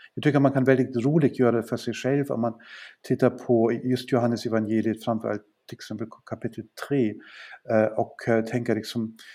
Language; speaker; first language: Swedish; non-native, fluent; German